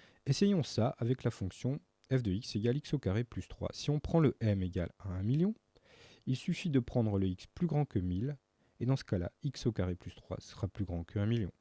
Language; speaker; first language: French; native; French